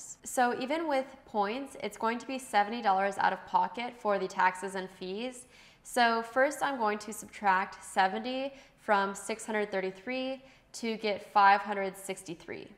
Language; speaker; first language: English; native; English